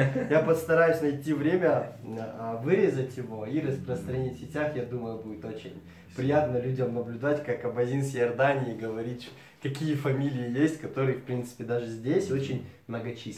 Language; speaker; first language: Russian; native; Russian